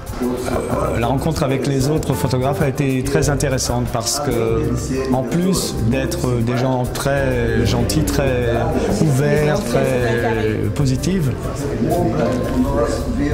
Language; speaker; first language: French; non-native, fluent; Portuguese